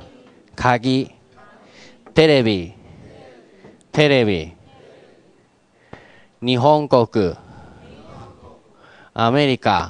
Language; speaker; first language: Japanese; non-native, fluent; Chinese